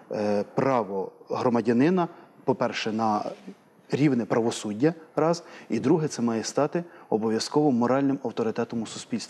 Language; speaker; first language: Ukrainian; native; Ukrainian